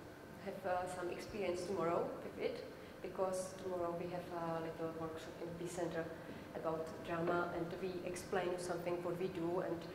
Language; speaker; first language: English; non-native, learner; Czech